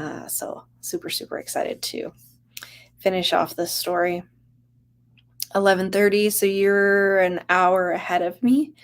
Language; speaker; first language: English; native; English